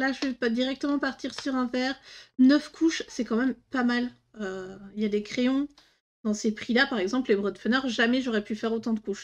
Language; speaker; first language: French; native; French